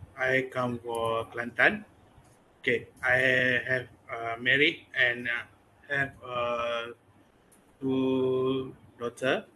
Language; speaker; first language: English; non-native, learner; Malay